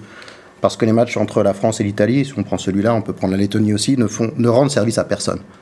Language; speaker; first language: French; native; French